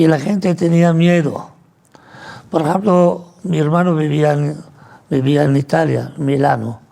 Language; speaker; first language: Spanish; non-native, fluent; Arabic